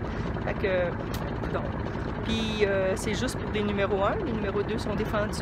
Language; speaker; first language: French; native; French